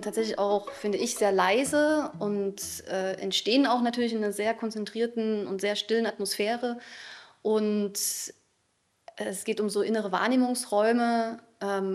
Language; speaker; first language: German; native; German